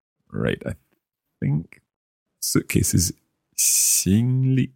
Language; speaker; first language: English; native; English